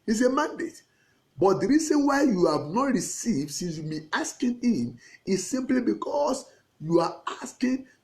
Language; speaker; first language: English; non-native, local second language; Yoruba